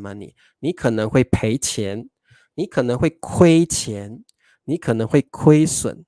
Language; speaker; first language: Chinese; native; Chinese